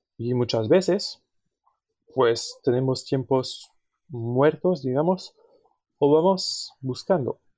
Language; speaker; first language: Spanish; non-native, fluent; French